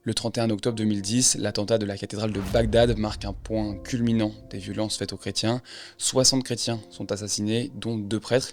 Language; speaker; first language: French; native; French